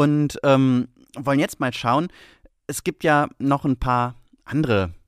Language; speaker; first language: German; native; German